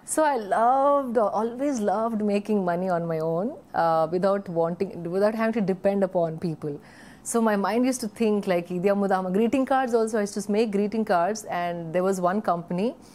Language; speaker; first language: English; non-native, local second language; Telugu